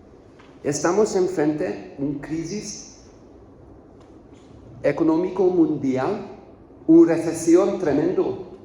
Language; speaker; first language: Spanish; non-native, learner; Hungarian